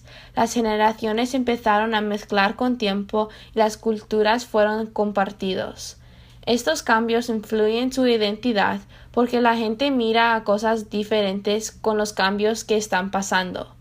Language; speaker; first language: Spanish; non-native, learner; English